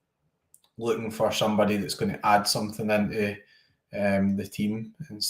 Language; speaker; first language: English; native; English